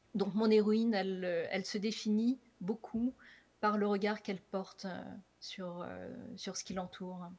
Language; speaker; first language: French; native; French